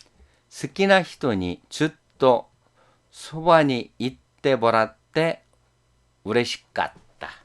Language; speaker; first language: Japanese; non-native, fluent; Korean